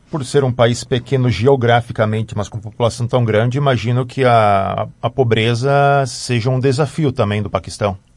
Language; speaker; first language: Portuguese; native; Portuguese